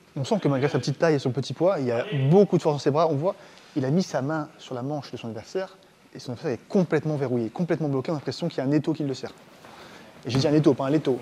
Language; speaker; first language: French; native; French